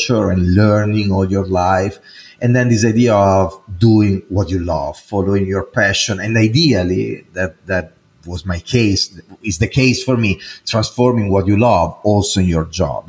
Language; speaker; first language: English; non-native, fluent; Italian